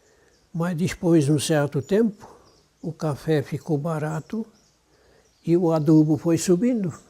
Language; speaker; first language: Portuguese; non-native, local second language; German